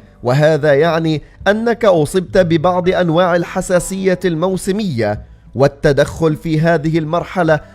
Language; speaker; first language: Arabic; native; Arabic